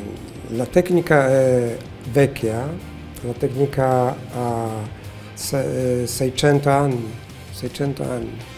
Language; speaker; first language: Italian; non-native, learner; Polish